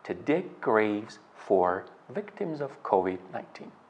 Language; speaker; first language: English; non-native, fluent; Persian